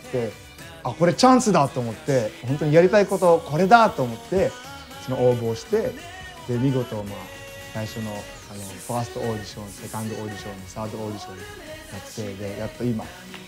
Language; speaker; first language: Japanese; early bilingual, other home language; Filipino